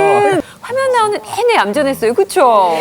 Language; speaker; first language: Korean; native; Korean